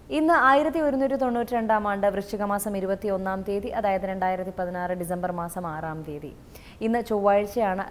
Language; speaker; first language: Malayalam; native; Malayalam